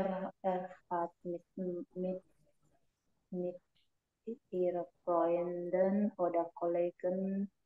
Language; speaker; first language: German; non-native, learner; Indonesian